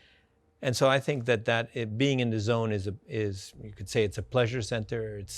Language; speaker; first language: English; native; English